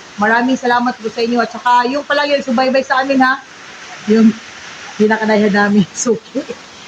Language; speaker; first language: Filipino; non-native, local second language; Cebuano